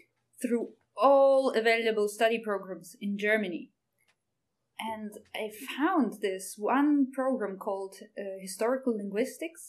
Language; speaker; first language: English; non-native, fluent; Ukrainian